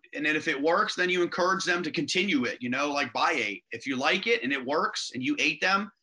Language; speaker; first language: English; native; English